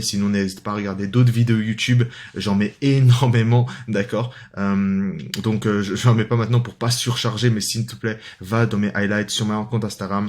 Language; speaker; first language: French; native; French